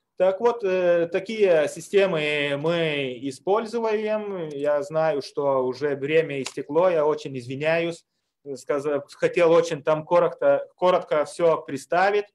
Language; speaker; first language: Russian; non-native, fluent; Lithuanian